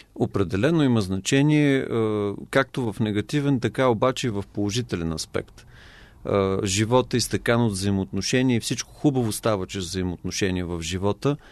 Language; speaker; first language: Bulgarian; native; Bulgarian